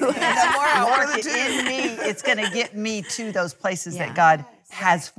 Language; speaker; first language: English; native; English